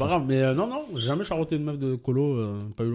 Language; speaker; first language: French; native; French